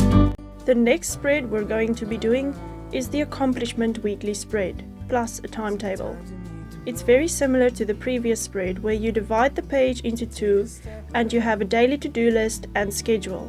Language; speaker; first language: English; native; English